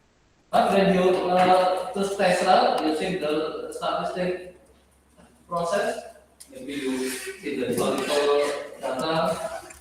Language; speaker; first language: English; non-native, learner; Indonesian